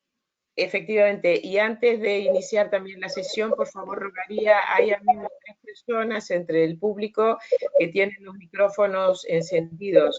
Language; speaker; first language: Spanish; native; Spanish